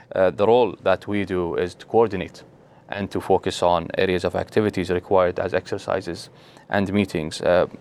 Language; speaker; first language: English; non-native, fluent; Arabic